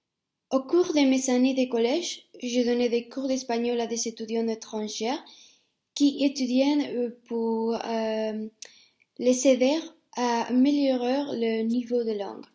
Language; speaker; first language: French; non-native, fluent; Spanish